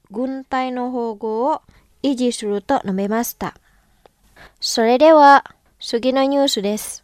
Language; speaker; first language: Japanese; non-native, fluent; Indonesian